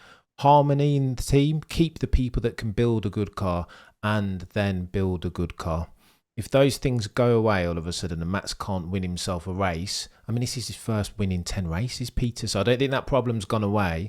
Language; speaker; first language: English; native; English